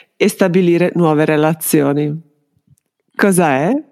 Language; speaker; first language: Italian; native; Italian